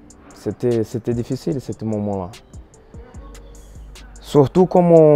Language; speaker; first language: French; non-native, fluent; Portuguese